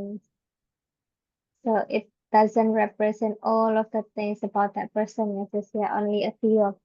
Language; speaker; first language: English; non-native, fluent; Indonesian